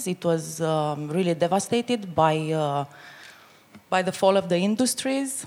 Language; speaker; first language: English; non-native, fluent; Romanian